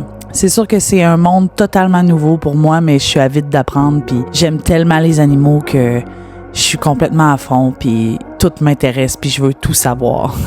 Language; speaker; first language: French; native; French